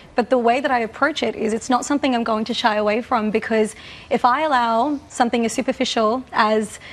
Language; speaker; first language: English; native; English